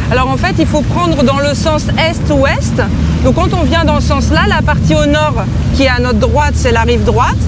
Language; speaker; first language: French; native; French